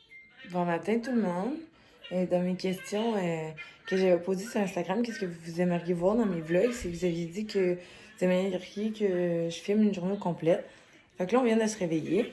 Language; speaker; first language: French; native; French